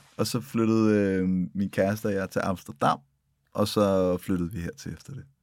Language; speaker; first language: Danish; native; Danish